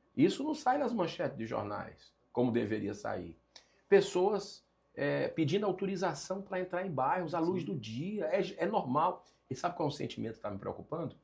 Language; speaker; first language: Portuguese; native; Portuguese